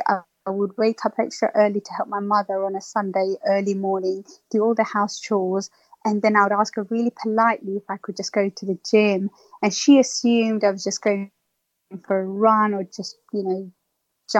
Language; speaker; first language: English; native; English